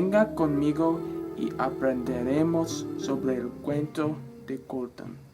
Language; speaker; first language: Spanish; non-native, learner; English